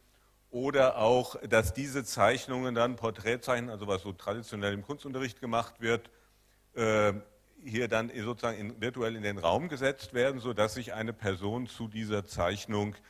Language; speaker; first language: German; native; German